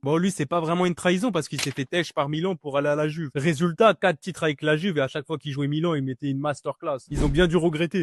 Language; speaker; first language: French; native; French